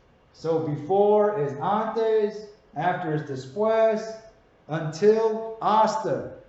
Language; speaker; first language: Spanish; non-native, learner; English